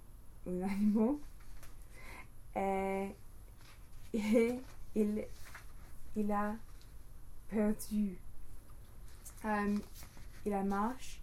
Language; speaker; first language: French; non-native, learner; English